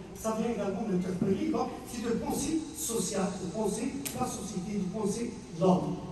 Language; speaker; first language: French; non-native, local second language; Arabic